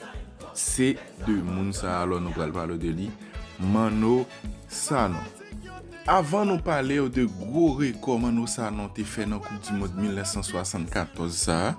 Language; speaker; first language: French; non-native, learner; Haitian Creole